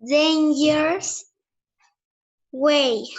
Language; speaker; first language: English; non-native, learner; Spanish